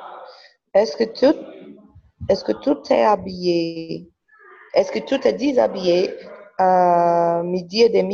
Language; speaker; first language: French; non-native, learner; Portuguese